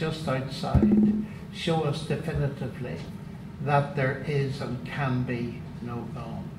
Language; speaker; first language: English; native; English